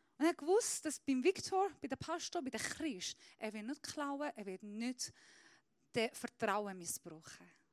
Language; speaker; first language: German; non-native, fluent; Persian